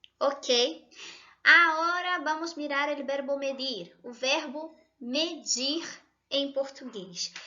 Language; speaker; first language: Portuguese; native; Portuguese